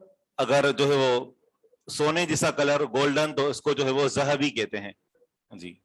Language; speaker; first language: Urdu; native; Urdu